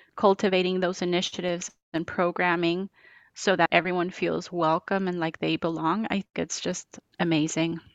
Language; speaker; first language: English; non-native, fluent; Spanish